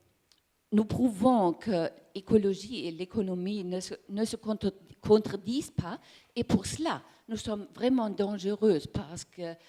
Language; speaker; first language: French; non-native, learner; German